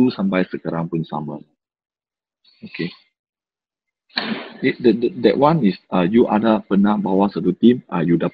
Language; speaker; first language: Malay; non-native, local second language; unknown